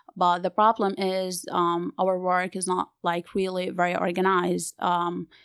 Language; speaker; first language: English; non-native, fluent; Arabic